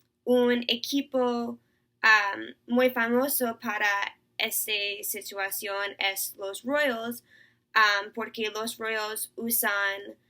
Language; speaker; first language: Spanish; non-native, learner; English